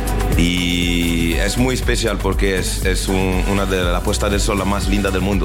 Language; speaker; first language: Spanish; non-native, learner; French